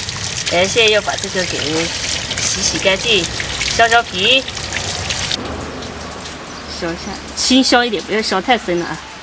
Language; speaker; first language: Chinese; native; Chinese